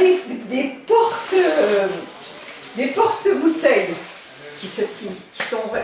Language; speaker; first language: French; native; French